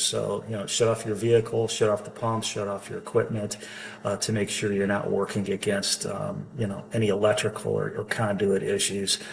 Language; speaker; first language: English; native; English